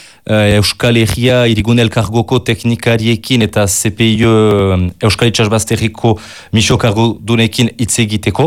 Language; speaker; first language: Basque; native; Basque